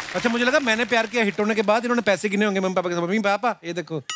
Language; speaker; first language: Hindi; native; Hindi